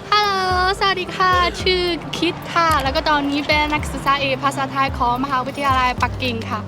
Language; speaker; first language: Thai; non-native, fluent; Chinese